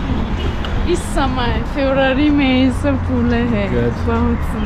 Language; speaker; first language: Hindi; non-native, learner; Tajik